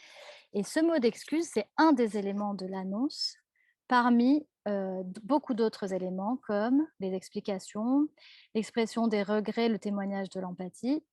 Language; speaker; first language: French; native; French